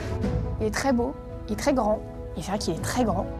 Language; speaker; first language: French; native; French